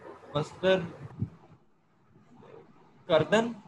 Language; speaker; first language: Persian; non-native, learner; Urdu